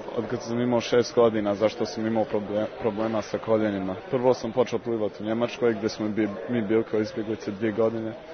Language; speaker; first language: Serbian; early bilingual, heritage; English